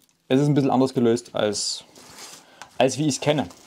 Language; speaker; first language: German; native; German